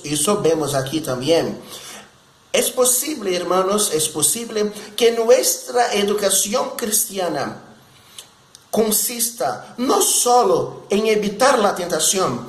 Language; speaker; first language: Spanish; non-native, fluent; Portuguese